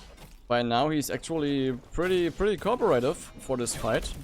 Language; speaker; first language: English; non-native, fluent; German